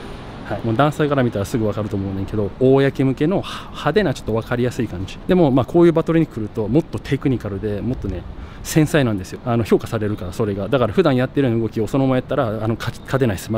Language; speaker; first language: Japanese; native; Japanese